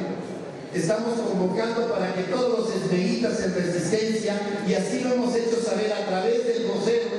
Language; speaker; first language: Spanish; native; Spanish